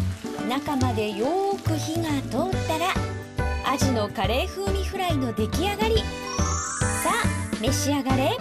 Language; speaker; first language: Japanese; native; Japanese